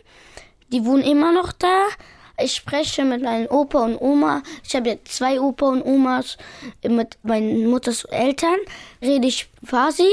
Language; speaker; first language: German; early bilingual, other home language; Pashto